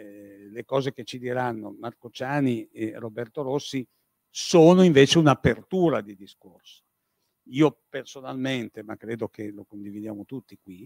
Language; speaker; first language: Italian; native; Italian